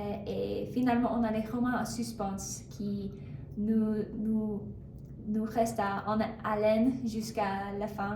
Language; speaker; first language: French; non-native, learner; English